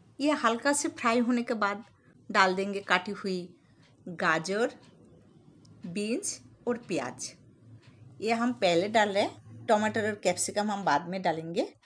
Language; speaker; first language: Hindi; non-native, local second language; Bangla